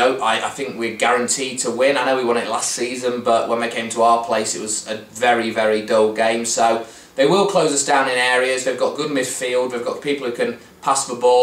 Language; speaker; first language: English; native; English